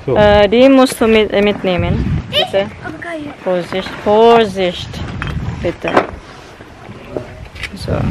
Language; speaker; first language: German; non-native, learner; Filipino